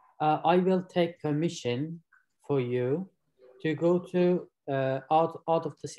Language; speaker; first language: English; non-native, learner; Turkish